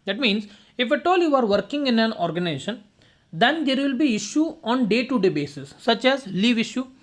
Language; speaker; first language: English; non-native, local second language; Kannada